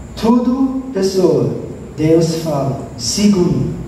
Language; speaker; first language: Portuguese; non-native, learner; English